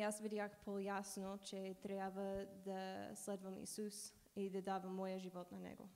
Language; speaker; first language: Bulgarian; non-native, learner; English